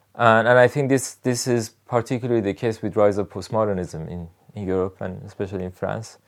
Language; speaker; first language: English; non-native, fluent; Persian